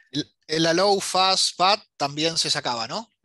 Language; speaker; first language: Spanish; native; Spanish